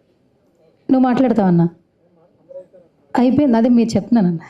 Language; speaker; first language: Telugu; native; Telugu